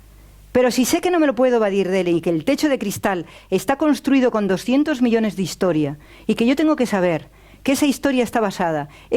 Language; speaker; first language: Spanish; native; Spanish